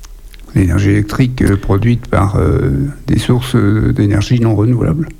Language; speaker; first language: French; native; French